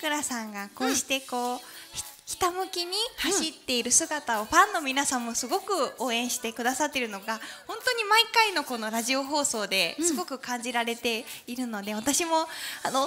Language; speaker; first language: Japanese; native; Japanese